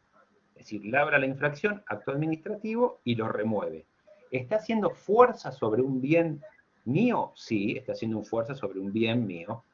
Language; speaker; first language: Spanish; native; Spanish